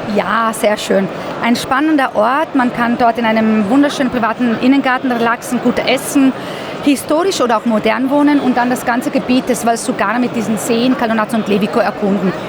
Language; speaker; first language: German; early bilingual, heritage; German